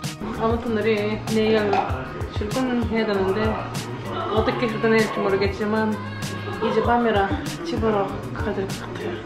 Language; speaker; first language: Korean; non-native, fluent; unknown